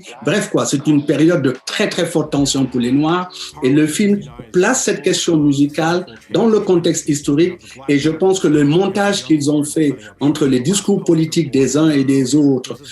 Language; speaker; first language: French; native; French